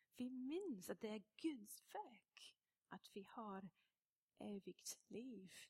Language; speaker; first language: Swedish; non-native, fluent; English